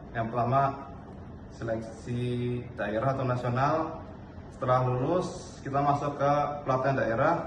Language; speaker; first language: Indonesian; native; Indonesian